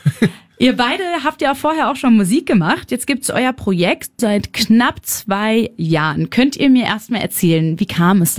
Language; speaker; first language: German; native; German